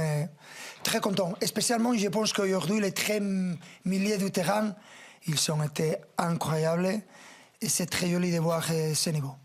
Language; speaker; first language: French; non-native, fluent; Spanish